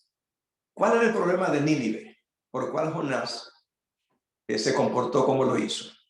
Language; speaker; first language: Spanish; native; Spanish